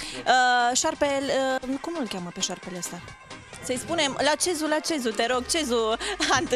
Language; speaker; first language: Romanian; native; Romanian